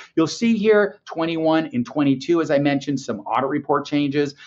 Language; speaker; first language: English; native; English